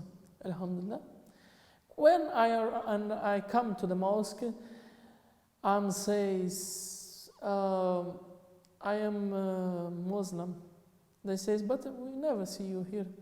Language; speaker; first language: English; non-native, fluent; Portuguese